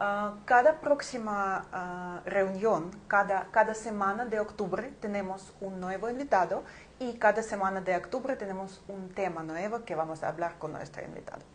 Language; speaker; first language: Spanish; non-native, fluent; Ukrainian